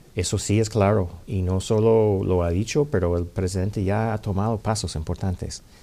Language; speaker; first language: Spanish; non-native, fluent; English